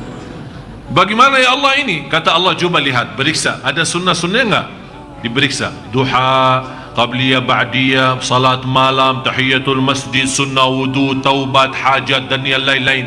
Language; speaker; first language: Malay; non-native, fluent; Arabic